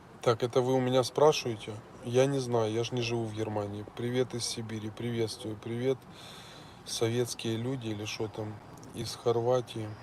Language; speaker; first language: Russian; native; Russian